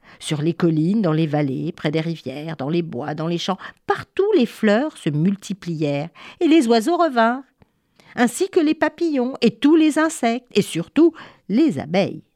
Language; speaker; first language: French; native; French